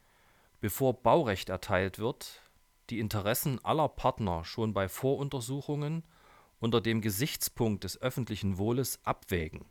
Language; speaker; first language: German; native; German